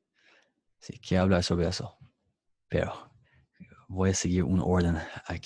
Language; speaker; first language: Spanish; non-native, fluent; English